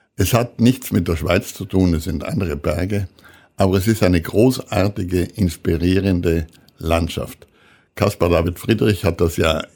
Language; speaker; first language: German; native; German